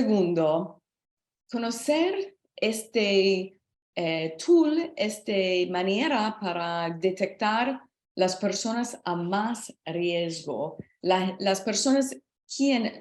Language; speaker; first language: Spanish; non-native, learner; English